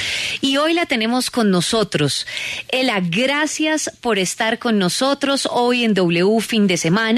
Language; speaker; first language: Spanish; native; Spanish